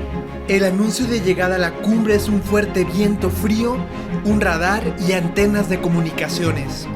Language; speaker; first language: Spanish; native; Spanish